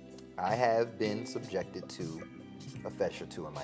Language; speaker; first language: English; native; English